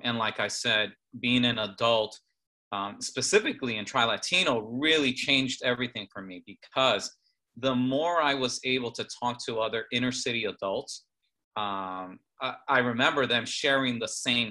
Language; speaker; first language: English; native; English